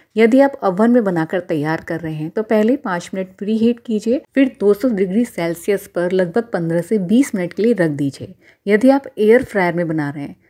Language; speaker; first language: Hindi; native; Hindi